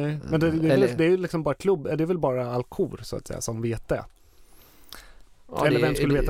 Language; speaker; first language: Swedish; native; Swedish